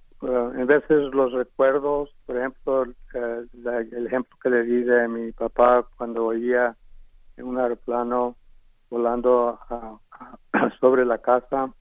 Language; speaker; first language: Spanish; early bilingual, heritage; Spanish